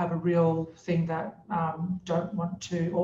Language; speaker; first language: English; native; English